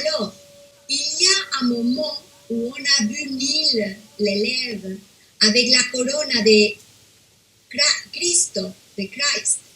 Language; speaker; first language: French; non-native, fluent; Spanish